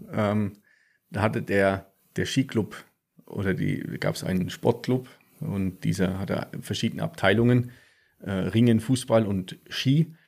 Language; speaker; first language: German; native; German